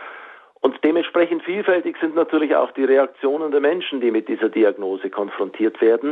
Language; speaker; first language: German; native; German